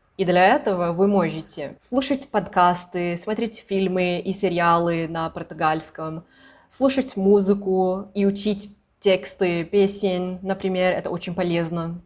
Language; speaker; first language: Russian; non-native, fluent; Portuguese